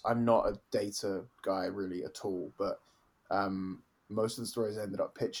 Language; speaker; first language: English; native; English